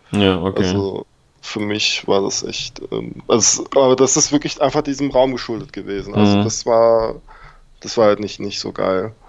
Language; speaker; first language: German; native; German